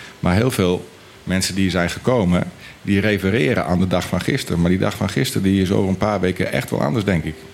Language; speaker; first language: Dutch; native; Dutch